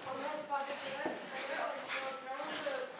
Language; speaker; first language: French; non-native, learner; Ukrainian